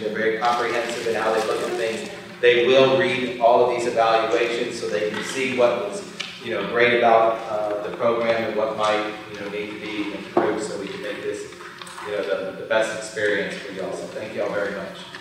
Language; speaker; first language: English; native; English